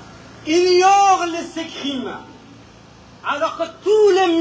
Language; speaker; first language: French; non-native, fluent; Persian